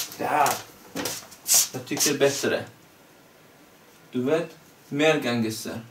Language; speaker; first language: Swedish; non-native, learner; Persian